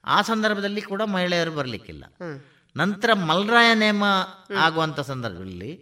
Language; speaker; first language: Kannada; native; Kannada